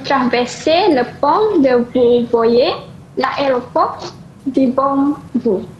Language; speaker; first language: French; non-native, learner; Malay